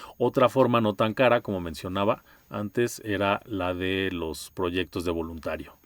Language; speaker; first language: Spanish; native; Spanish